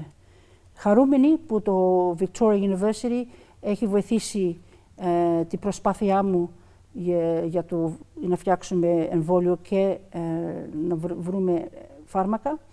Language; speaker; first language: Greek; early bilingual, other home language; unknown